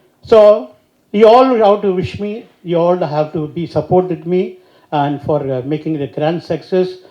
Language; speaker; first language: English; non-native, local second language; Tamil